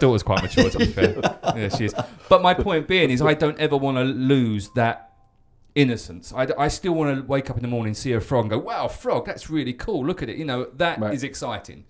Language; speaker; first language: English; native; English